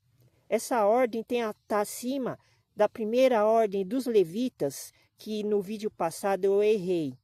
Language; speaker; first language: Portuguese; native; Portuguese